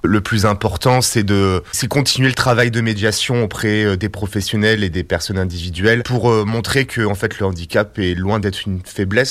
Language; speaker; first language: French; native; French